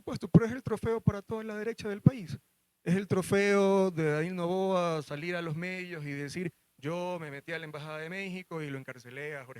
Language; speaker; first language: Spanish; native; Spanish